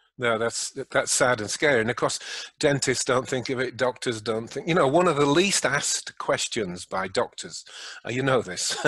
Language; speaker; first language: English; native; English